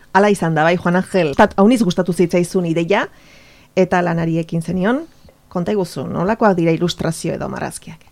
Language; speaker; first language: Basque; native; Basque